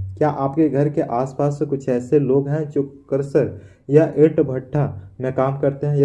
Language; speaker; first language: Hindi; native; Hindi